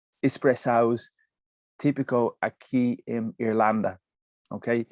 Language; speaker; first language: Portuguese; non-native, learner; English